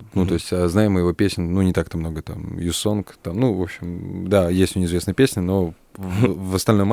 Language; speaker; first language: Russian; native; Russian